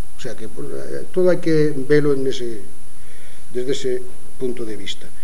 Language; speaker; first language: Spanish; non-native, local second language; Galician